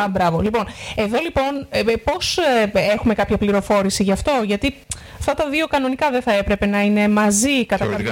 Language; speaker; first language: Greek; native; Greek